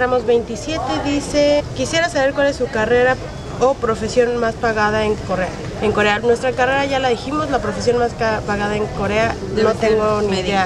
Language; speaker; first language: Spanish; native; Spanish